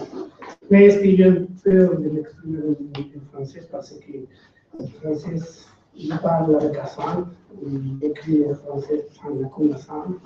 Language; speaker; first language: French; non-native, learner; Spanish